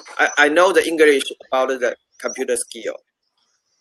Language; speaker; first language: English; non-native, learner; Chinese